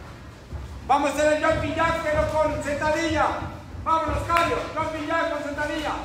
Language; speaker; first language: Spanish; native; Spanish